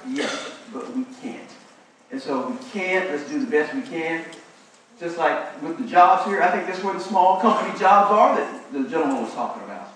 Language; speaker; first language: English; native; English